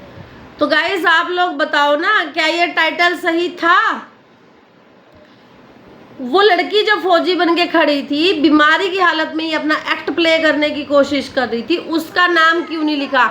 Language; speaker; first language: Hindi; native; Hindi